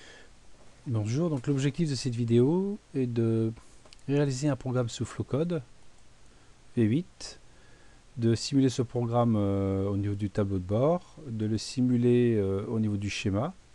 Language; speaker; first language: French; native; French